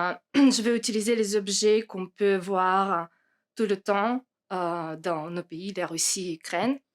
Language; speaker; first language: French; non-native, fluent; Russian